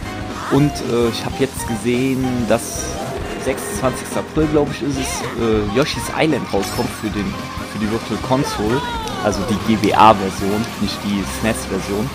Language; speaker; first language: German; native; German